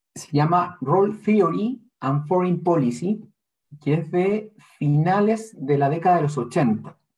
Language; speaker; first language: Spanish; native; Spanish